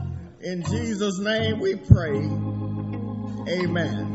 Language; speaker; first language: English; native; English